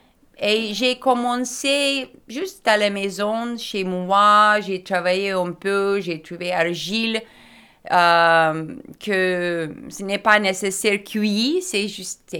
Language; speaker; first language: French; non-native, learner; Lithuanian